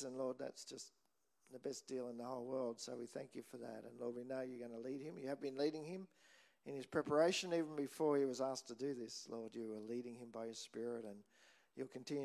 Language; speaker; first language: English; native; English